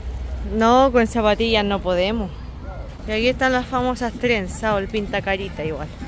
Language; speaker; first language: Spanish; native; Spanish